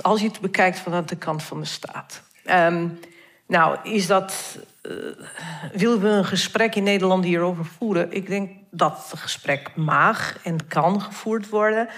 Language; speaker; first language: Dutch; non-native, fluent; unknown